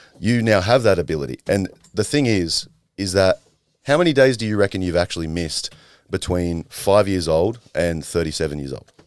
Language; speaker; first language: English; native; English